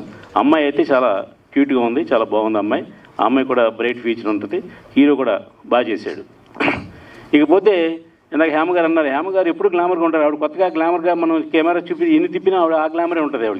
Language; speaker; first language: Telugu; native; Telugu